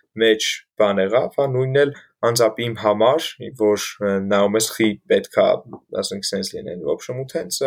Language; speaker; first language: Armenian; native; Armenian